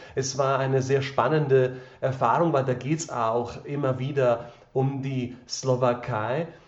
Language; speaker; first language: German; non-native, fluent; Slovak